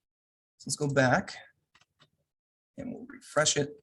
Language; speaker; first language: English; native; English